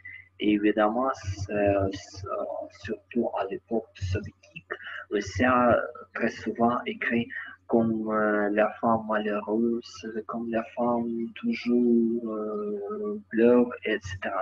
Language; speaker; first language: French; non-native, learner; Ukrainian